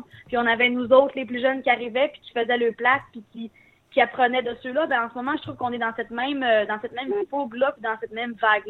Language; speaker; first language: French; native; French